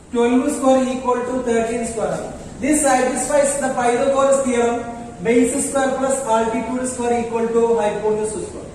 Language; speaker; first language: English; non-native, local second language; Malayalam